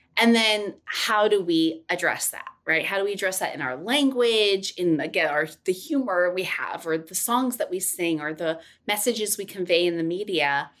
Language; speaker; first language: English; native; English